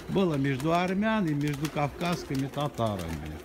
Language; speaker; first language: Russian; non-native, local second language; Armenian